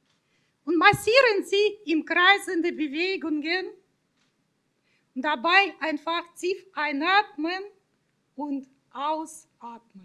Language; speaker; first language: German; non-native, fluent; Russian